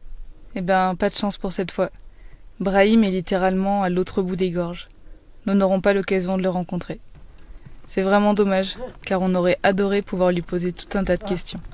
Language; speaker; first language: French; native; French